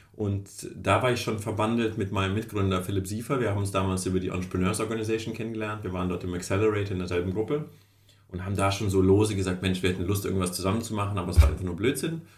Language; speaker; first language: German; early bilingual, other home language; Russian